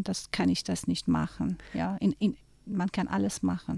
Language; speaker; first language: German; non-native, fluent; Persian